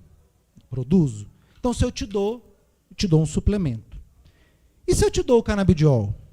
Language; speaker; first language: Portuguese; native; Portuguese